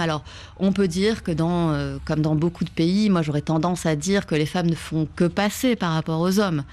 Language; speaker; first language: French; native; French